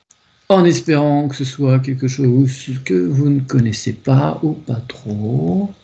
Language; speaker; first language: French; native; French